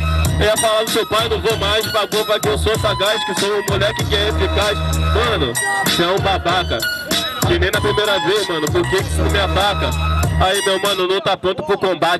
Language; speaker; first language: Portuguese; native; Portuguese